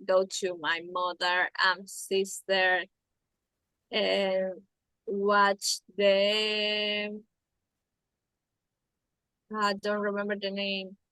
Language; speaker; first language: English; non-native, learner; Spanish